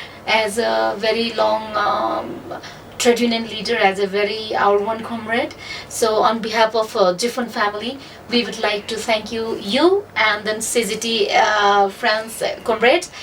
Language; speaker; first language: English; non-native, fluent; Nepali